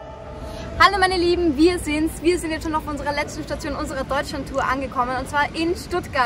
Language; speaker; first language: German; native; German